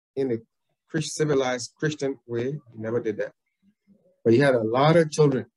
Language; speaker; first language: English; native; English